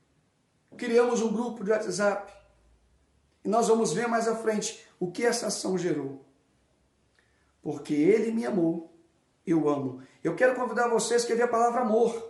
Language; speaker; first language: Portuguese; native; Portuguese